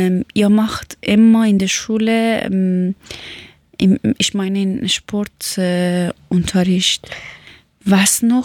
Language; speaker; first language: German; early bilingual, other home language; Persian